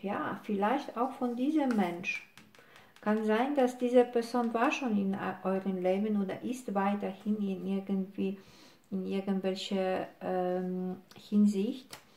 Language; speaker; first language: German; non-native, fluent; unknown